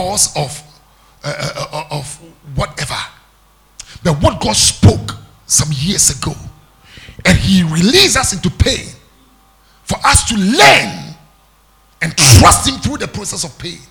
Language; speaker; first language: English; non-native, local second language; Akan